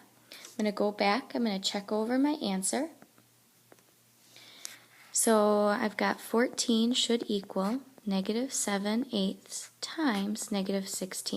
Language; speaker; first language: English; native; English